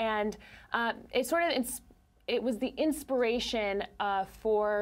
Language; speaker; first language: English; native; English